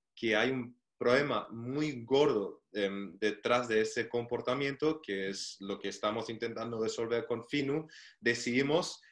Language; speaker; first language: Spanish; non-native, fluent; German